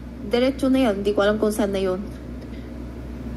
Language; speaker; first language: Filipino; non-native, learner; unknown